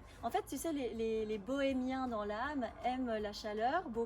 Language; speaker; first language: French; native; French